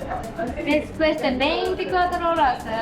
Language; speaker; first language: Spanish; non-native, learner; Japanese